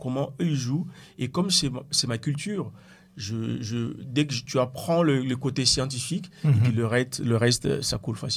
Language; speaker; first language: French; non-native, local second language; Lingala